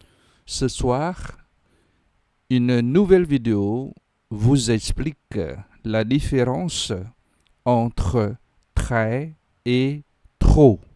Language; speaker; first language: French; non-native, fluent; Khmer